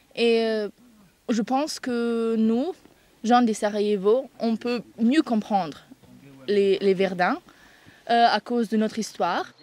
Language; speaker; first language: French; non-native, learner; Bosnian